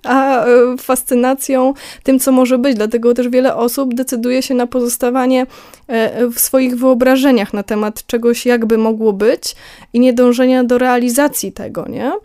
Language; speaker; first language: Polish; native; Polish